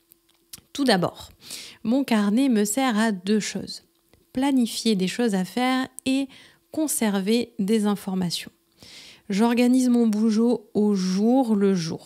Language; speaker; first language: French; native; French